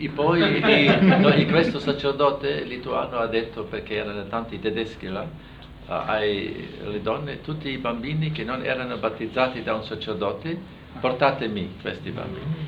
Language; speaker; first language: Italian; non-native, fluent; German